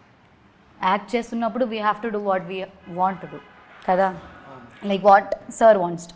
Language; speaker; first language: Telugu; non-native, learner; Malayalam